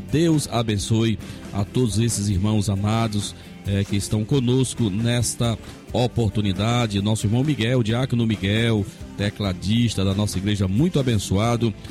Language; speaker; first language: Portuguese; native; Portuguese